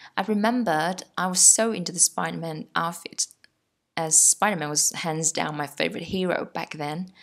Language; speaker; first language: English; non-native, fluent; Vietnamese